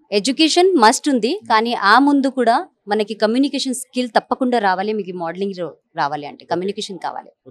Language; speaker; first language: Telugu; non-native, local second language; Hindi